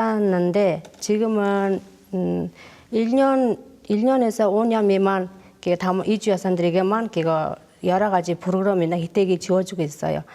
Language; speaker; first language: Korean; non-native, learner; Mongolian